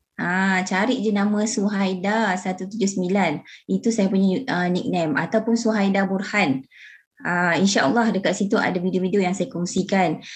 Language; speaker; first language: Malay; native; Malay